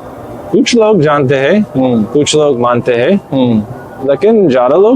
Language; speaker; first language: Hindi; non-native, learner; English